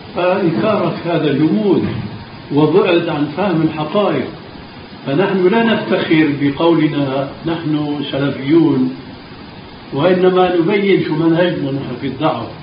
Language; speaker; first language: Arabic; early bilingual, other home language; Albanian